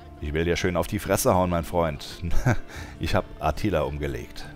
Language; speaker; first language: German; native; German